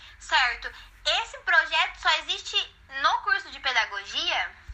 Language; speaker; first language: Portuguese; native; Portuguese